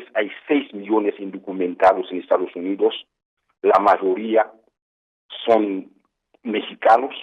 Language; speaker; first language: Spanish; non-native, fluent; Haitian Creole